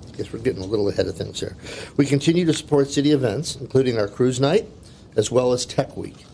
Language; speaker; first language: English; native; English